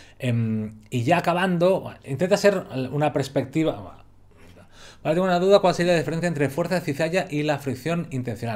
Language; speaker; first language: Spanish; native; Spanish